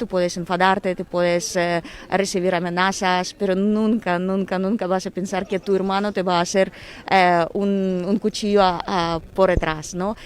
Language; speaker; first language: Spanish; non-native, fluent; Ukrainian